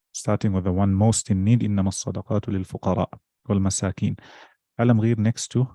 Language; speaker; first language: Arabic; non-native, fluent; English